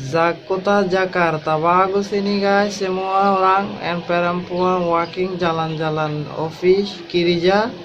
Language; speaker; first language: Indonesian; non-native, learner; Bangla